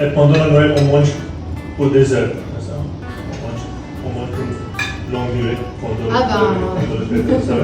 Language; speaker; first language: French; non-native, learner; Hindi